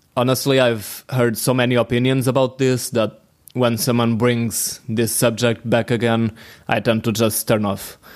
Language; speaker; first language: English; non-native, fluent; Portuguese